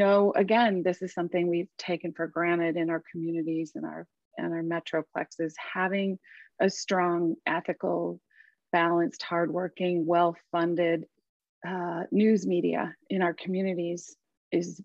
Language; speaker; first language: English; native; English